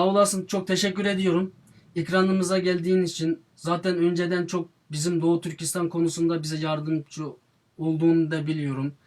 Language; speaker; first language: Turkish; non-native, fluent; Uyghur